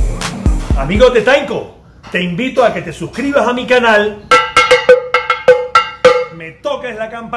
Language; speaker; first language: Spanish; native; Spanish